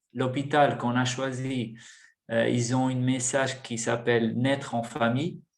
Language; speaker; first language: French; non-native, fluent; Portuguese